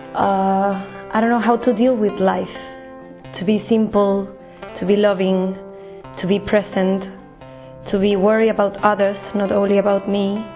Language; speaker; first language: English; non-native, fluent; Spanish